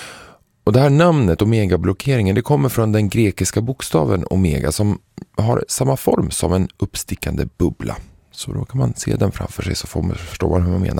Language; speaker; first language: Swedish; native; Swedish